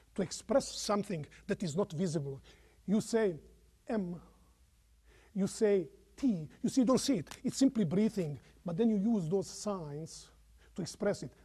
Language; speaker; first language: English; non-native, fluent; Croatian